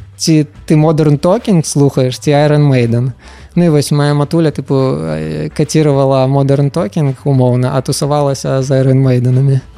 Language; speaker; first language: Belarusian; non-native, local second language; Russian